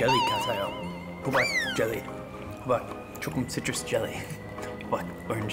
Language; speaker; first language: Korean; non-native, learner; English